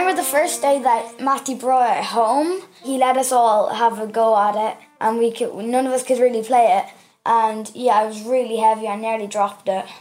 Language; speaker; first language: English; native; English